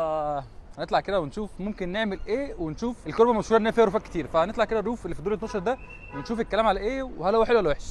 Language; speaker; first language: Arabic; native; Arabic